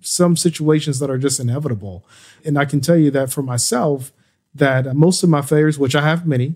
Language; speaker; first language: English; native; English